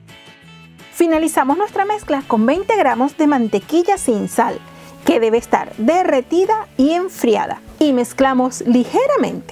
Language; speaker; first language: Spanish; native; Spanish